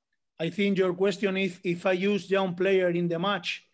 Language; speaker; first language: English; non-native, learner; Spanish